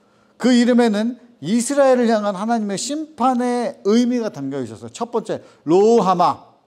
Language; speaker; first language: Korean; native; Korean